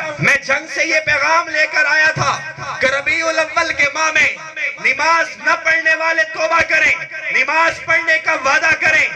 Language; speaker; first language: Urdu; non-native, local second language; Punjabi